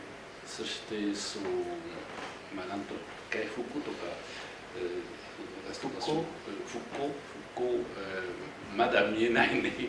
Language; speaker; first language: Japanese; non-native, fluent; French